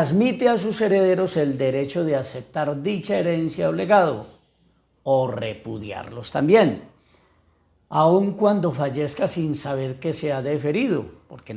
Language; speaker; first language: Spanish; native; Spanish